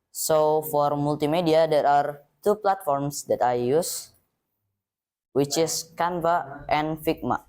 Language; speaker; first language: English; non-native, learner; Indonesian